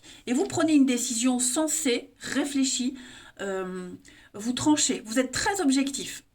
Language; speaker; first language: French; native; French